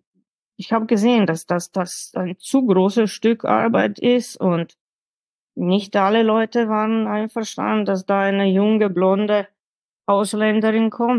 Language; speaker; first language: German; non-native, fluent; Slovenian